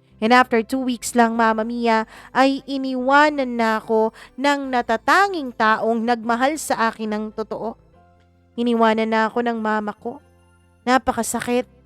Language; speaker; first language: Filipino; non-native, local second language; Cebuano